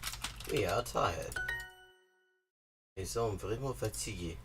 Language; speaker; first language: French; non-native, learner; English